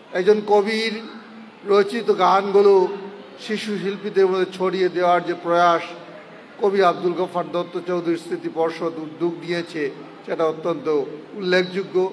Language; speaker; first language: Bangla; non-native, local second language; Manipuri